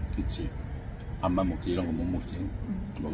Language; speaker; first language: Korean; native; Korean